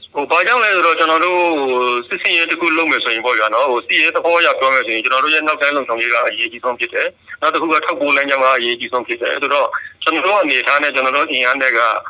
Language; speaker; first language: Burmese; native; Burmese